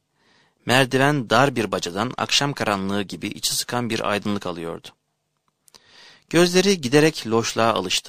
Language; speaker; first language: Turkish; native; Turkish